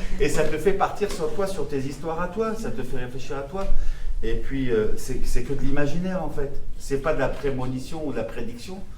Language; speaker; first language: French; non-native, local second language; Armenian